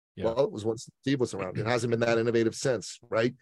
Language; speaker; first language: English; early bilingual, other home language; Persian